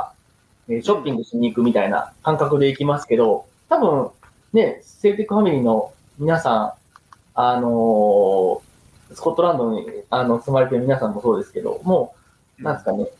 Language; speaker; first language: Japanese; native; Japanese